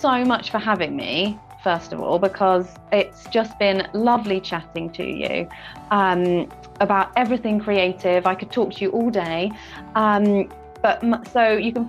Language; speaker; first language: English; native; English